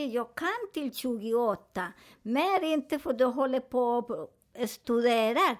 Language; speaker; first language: Swedish; non-native, fluent; Spanish